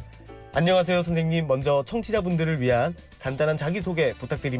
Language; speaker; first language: Korean; native; Korean